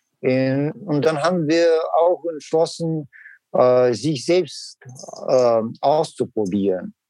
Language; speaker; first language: German; non-native, learner; Russian